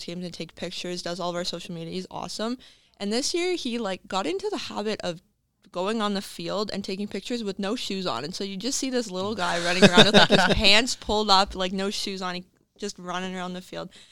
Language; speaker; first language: English; native; English